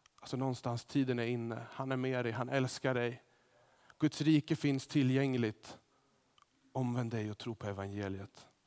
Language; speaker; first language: Swedish; native; Swedish